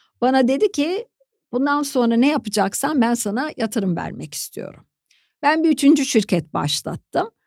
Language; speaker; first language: Turkish; native; Turkish